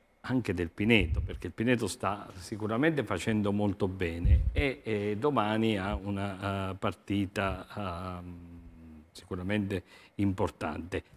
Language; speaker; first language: Italian; native; Italian